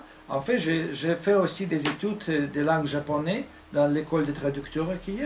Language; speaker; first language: French; non-native, fluent; Russian